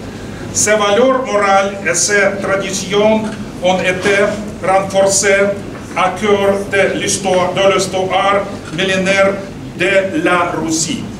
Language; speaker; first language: French; non-native, fluent; Russian